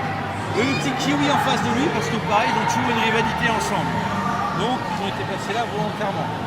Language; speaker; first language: French; native; French